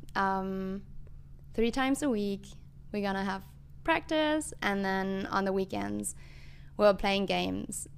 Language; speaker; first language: English; non-native, fluent; German